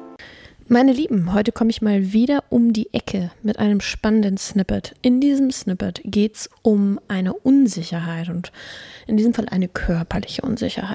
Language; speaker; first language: German; native; German